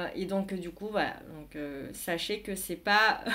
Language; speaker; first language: French; non-native, fluent; Vietnamese